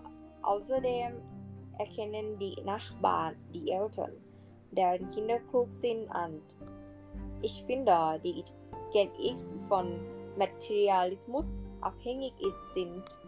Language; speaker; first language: German; non-native, learner; Thai